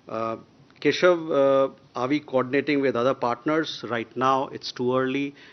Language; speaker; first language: English; non-native, local second language; Hindi